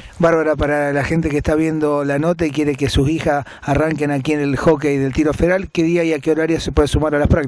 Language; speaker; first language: Spanish; native; Spanish